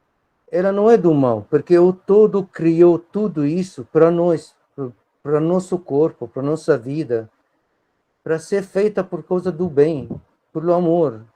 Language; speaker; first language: Portuguese; non-native, fluent; Arabic